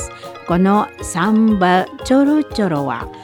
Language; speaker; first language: Japanese; non-native, learner; Indonesian